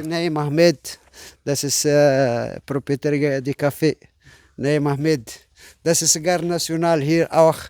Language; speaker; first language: German; non-native, learner; Arabic